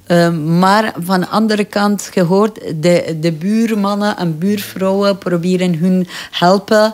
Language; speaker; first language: Dutch; non-native, fluent; Persian